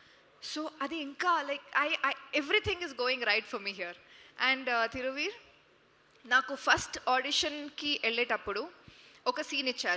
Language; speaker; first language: Telugu; non-native, learner; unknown